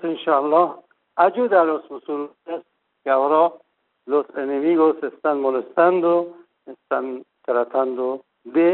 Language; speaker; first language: Spanish; non-native, fluent; Persian